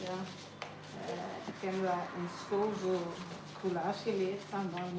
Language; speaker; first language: Dutch; non-native, learner; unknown